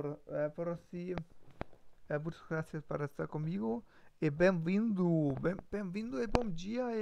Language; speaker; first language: Spanish; non-native, learner; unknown